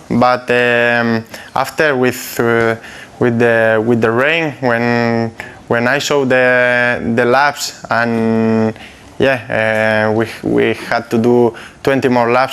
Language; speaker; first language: English; non-native, fluent; Spanish